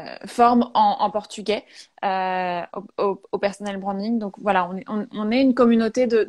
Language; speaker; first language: French; native; French